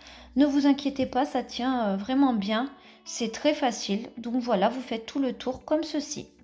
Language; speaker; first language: French; native; French